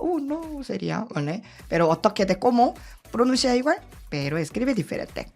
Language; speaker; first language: Spanish; non-native, learner; Korean